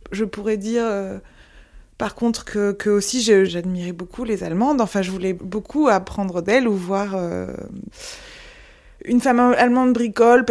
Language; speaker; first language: French; native; French